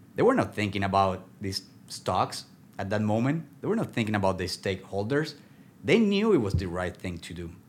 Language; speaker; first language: English; non-native, fluent; Spanish